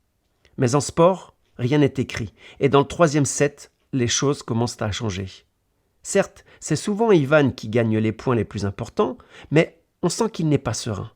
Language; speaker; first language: French; native; French